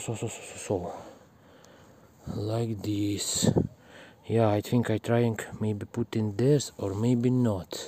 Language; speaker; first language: English; non-native, learner; Russian